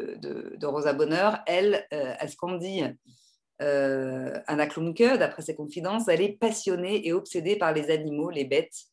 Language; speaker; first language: French; native; French